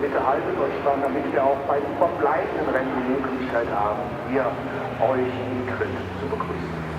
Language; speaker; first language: German; native; German